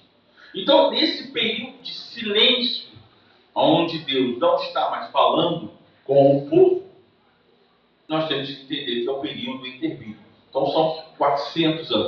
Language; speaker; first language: Portuguese; native; Portuguese